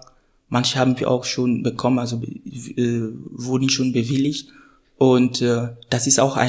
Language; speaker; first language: German; non-native, fluent; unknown